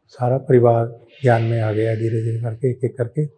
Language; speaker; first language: Hindi; native; Hindi